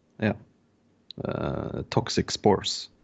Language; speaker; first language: English; non-native, fluent; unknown